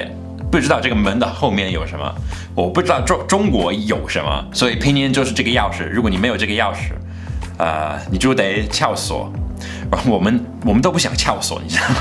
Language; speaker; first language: Chinese; non-native, fluent; English